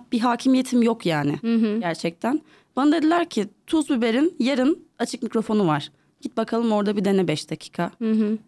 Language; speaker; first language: Turkish; native; Turkish